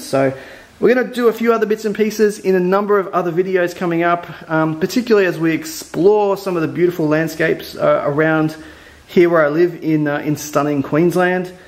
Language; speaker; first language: English; native; English